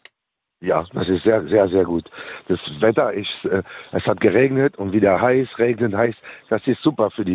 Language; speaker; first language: German; non-native, learner; French